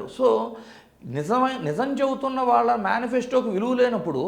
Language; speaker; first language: Telugu; native; Telugu